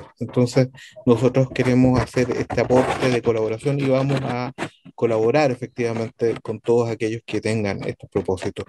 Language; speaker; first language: Spanish; native; Spanish